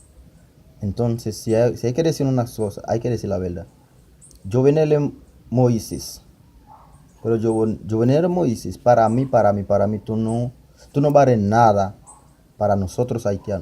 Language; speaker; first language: Spanish; non-native, learner; Haitian Creole